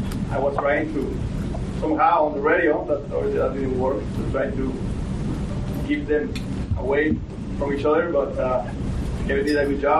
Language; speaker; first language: English; non-native, fluent; Spanish